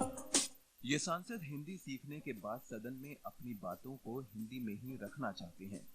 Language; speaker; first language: Hindi; native; Hindi